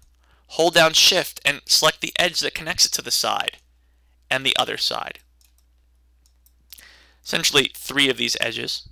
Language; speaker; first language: English; native; English